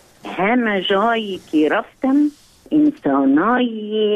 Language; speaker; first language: Persian; non-native, fluent; Arabic